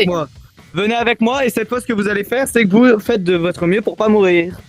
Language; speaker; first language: French; native; French